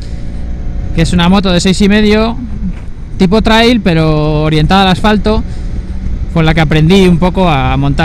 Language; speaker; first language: Spanish; native; Spanish